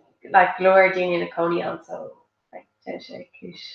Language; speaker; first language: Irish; non-native, local second language; English